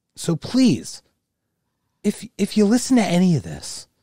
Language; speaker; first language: English; native; English